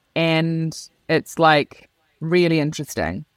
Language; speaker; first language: English; native; English